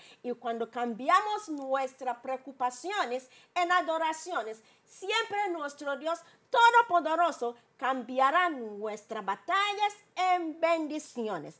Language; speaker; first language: Spanish; non-native, learner; English